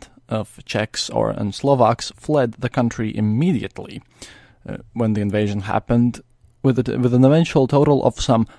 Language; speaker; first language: English; non-native, fluent; Latvian